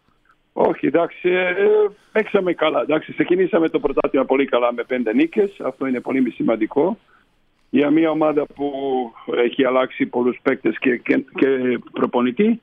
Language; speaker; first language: Greek; non-native, fluent; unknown